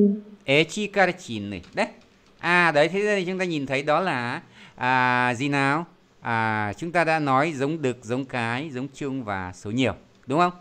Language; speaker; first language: Vietnamese; native; Vietnamese